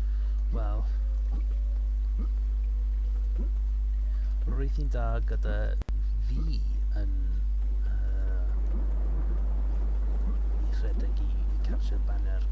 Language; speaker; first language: Welsh; non-native, learner; English